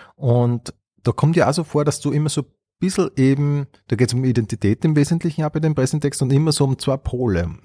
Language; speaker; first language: German; native; German